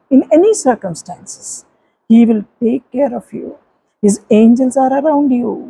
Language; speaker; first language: English; non-native, local second language; Telugu